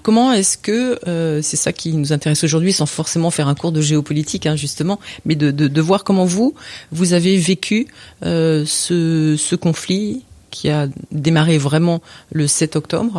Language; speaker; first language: French; native; French